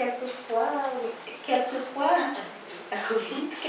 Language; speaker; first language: French; non-native, local second language; Malagasy